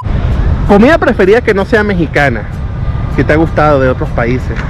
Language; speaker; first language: Spanish; native; Spanish